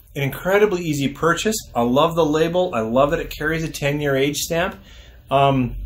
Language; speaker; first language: English; native; English